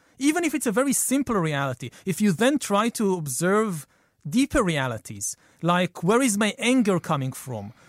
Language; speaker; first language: English; non-native, fluent; Hebrew